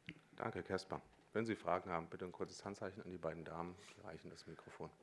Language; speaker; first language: German; native; German